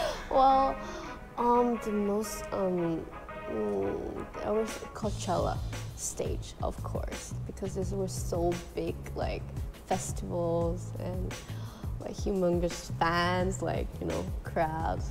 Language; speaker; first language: English; non-native, fluent; Thai